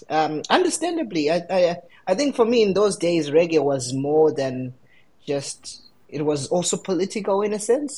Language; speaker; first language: English; non-native, local second language; Shona